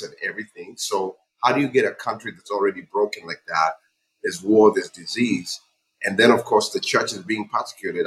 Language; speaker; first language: English; non-native, local second language; Ganda